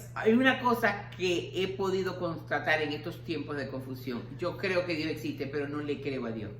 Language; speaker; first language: Spanish; native; Spanish